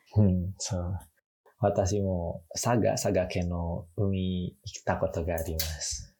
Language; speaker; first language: Japanese; non-native, learner; Indonesian